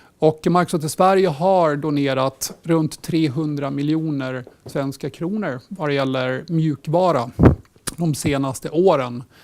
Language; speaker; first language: Swedish; early bilingual, heritage; Swedish